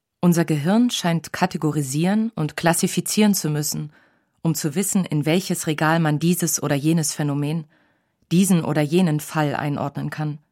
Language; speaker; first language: German; native; German